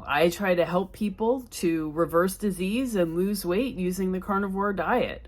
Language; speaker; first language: English; native; English